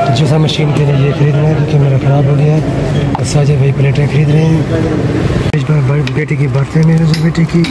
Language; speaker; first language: Urdu; non-native, local second language; Punjabi